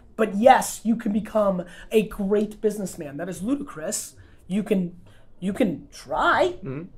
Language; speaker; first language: English; non-native, fluent; Russian